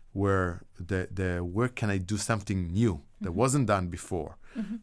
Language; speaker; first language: English; non-native, fluent; Hebrew